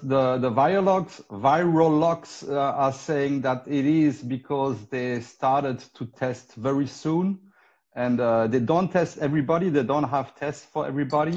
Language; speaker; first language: English; non-native, fluent; Spanish